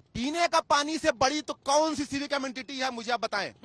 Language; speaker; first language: Hindi; native; Hindi